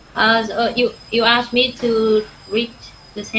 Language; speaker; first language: English; non-native, learner; Vietnamese